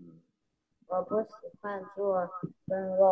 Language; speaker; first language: Chinese; non-native, learner; Vietnamese